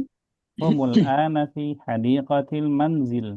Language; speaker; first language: Arabic; non-native, fluent; Indonesian